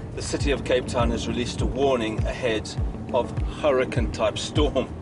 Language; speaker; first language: English; native; English